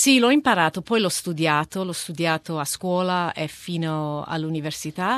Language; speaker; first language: Italian; early bilingual, heritage; Italian